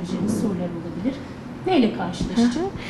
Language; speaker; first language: Turkish; native; Turkish